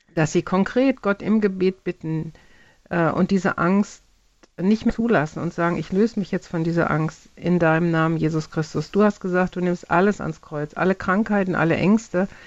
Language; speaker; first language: German; native; German